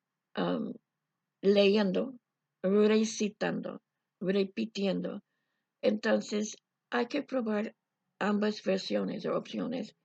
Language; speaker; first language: Spanish; non-native, fluent; English